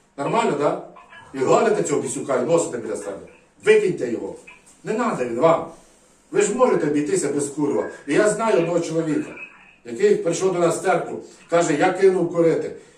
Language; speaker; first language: Ukrainian; native; Ukrainian